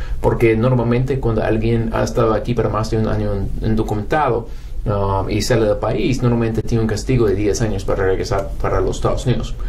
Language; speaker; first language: Spanish; non-native, fluent; English